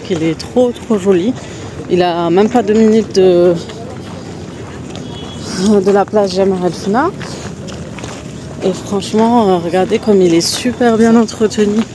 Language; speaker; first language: French; native; French